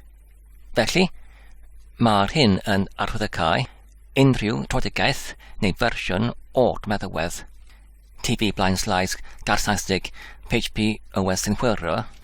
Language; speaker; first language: Welsh; non-native, learner; English